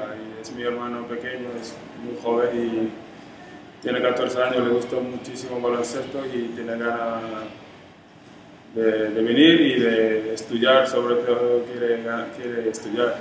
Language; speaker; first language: Spanish; non-native, fluent; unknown